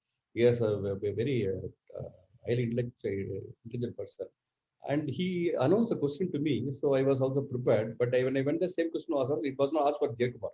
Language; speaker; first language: English; non-native, local second language; Tamil